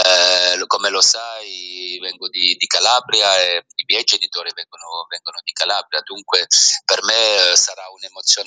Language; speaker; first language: Italian; early bilingual, heritage; French